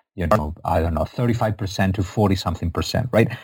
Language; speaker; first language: English; non-native, fluent; Spanish